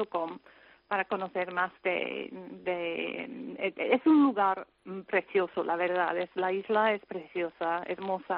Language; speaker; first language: Spanish; non-native, fluent; English